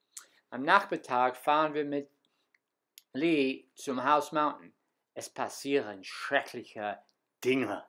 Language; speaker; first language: German; non-native, fluent; English